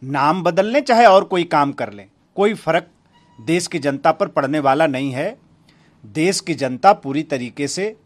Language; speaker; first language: Hindi; native; Hindi